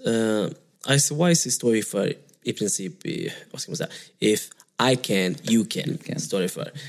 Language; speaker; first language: Swedish; early bilingual, other home language; Vietnamese